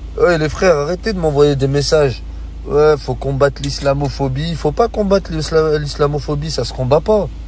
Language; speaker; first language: French; early bilingual, other home language; Arabic